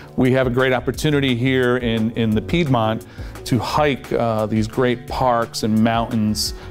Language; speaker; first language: English; native; English